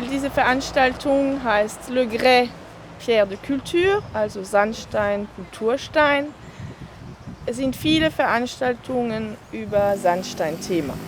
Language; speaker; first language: German; non-native, local second language; French